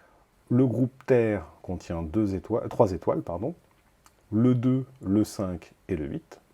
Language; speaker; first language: French; native; French